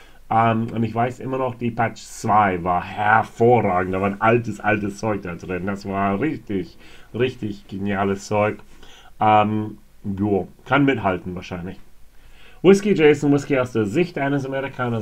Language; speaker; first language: German; non-native, fluent; English